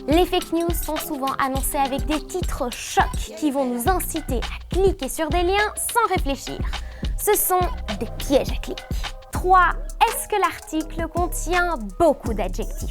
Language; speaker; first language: French; native; French